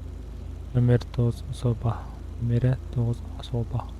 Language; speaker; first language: Russian; non-native, learner; Kara-Kalpak